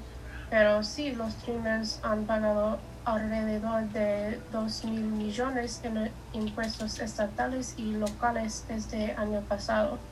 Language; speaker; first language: Spanish; non-native, learner; English